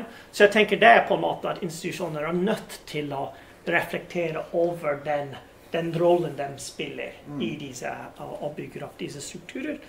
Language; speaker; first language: Norwegian; non-native, fluent; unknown